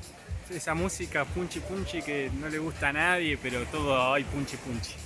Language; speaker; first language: Spanish; native; Spanish